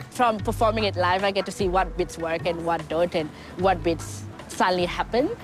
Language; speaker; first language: English; non-native, local second language; Bangla